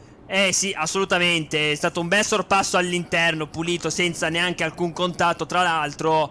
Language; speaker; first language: Italian; native; Italian